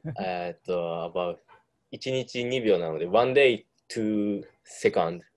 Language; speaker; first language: English; non-native, learner; Japanese